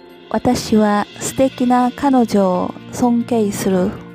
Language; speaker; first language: Japanese; non-native, learner; Korean